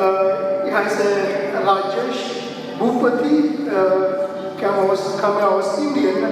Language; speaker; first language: German; non-native, learner; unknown